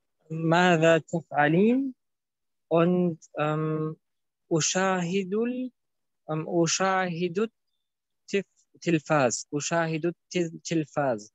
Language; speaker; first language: Arabic; non-native, learner; German